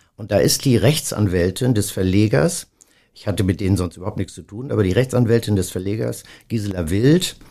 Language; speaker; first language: German; native; German